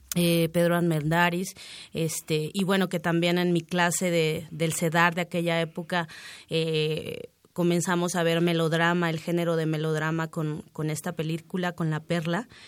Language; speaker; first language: Spanish; native; Spanish